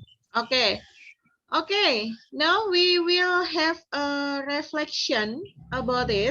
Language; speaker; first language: English; non-native, fluent; Indonesian